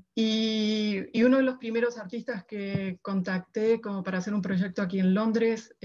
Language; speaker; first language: Spanish; native; Spanish